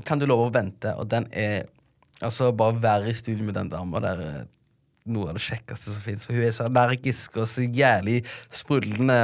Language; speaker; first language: Norwegian; early bilingual, other home language; Tigrinya